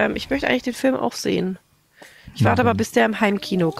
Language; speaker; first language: German; native; German